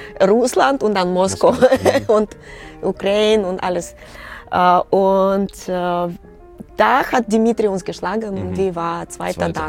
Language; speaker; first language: German; non-native, learner; Russian